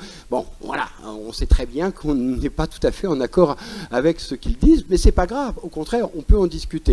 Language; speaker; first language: French; native; French